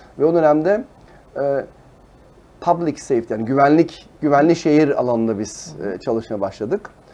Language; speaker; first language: Turkish; early bilingual, heritage; Turkish